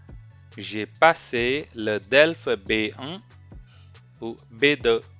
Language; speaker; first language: French; non-native, fluent; Hindi